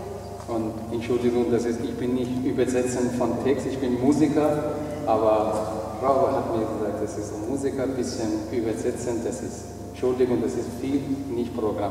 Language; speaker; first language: German; non-native, learner; Persian